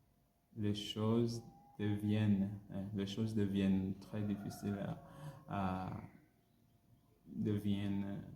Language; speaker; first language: French; non-native, learner; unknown